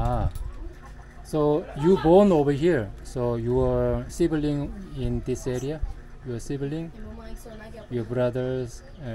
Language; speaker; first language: English; non-native, learner; Korean